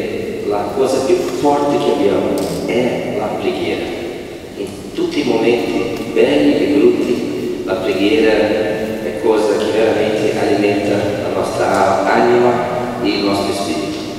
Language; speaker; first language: Italian; non-native, fluent; Portuguese